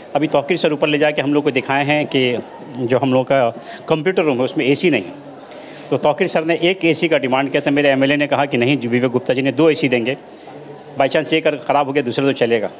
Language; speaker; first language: Hindi; non-native, local second language; Urdu